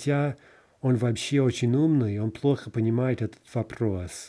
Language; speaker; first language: Russian; non-native, fluent; English